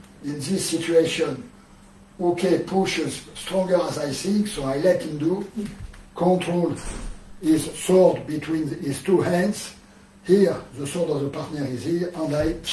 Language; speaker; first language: English; non-native, learner; French